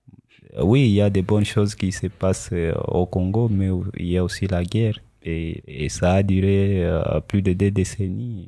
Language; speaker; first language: French; non-native, local second language; Swahili